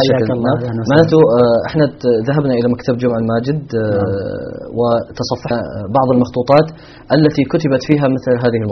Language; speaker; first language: Arabic; native; Arabic